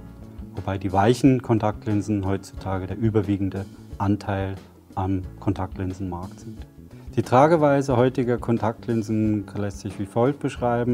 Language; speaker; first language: German; native; German